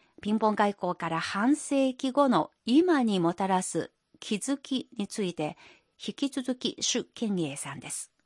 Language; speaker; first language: Japanese; native; Japanese